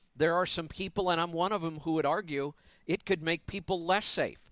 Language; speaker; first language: English; native; English